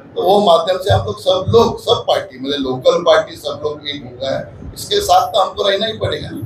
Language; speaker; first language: Hindi; non-native, local second language; Marathi